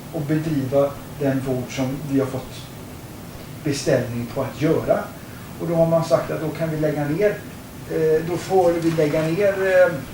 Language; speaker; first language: Swedish; native; Swedish